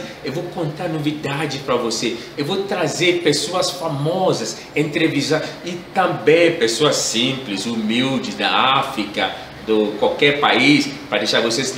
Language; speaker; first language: Portuguese; non-native, learner; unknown